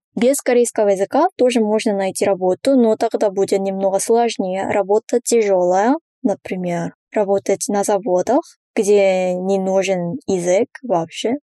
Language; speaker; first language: Russian; non-native, fluent; Korean